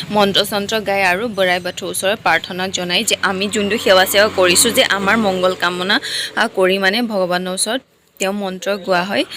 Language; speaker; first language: Assamese; non-native, local second language; Bodo